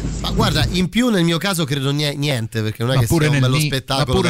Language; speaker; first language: Italian; native; Italian